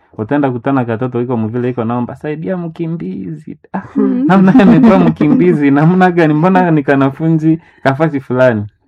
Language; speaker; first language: Swahili; non-native, local second language; Nande